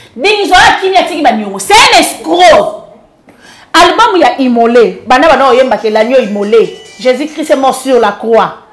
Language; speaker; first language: Lingala; native; Lingala